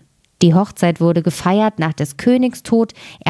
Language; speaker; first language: German; native; German